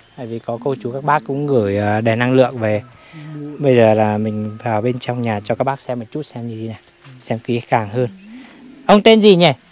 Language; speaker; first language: Vietnamese; native; Vietnamese